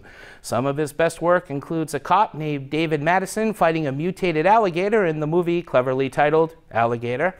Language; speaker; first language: English; native; English